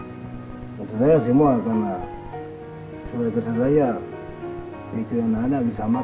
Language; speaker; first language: Indonesian; non-native, fluent; Spanish